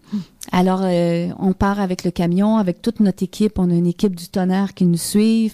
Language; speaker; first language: French; native; French